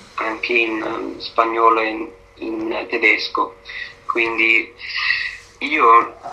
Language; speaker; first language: Italian; non-native, fluent; English